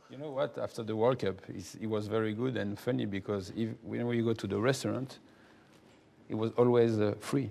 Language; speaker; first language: English; non-native, fluent; French